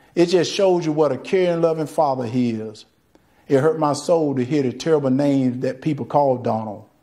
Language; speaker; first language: English; native; English